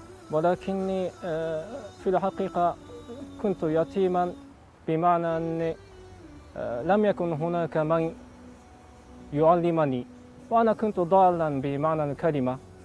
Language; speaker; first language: Arabic; non-native, fluent; Japanese